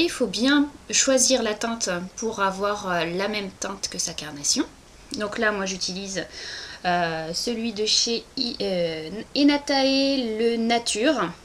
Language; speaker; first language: French; native; French